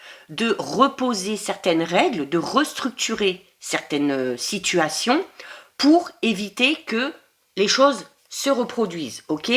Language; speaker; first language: French; native; French